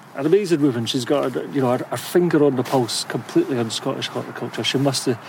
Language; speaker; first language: English; native; English